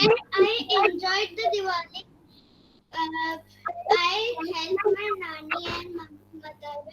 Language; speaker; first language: English; non-native, learner; Hindi